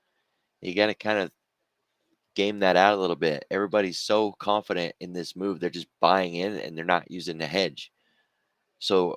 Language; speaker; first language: English; native; English